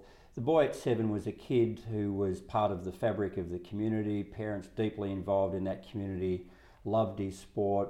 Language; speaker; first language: English; native; English